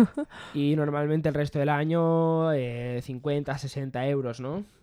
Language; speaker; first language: Spanish; native; Spanish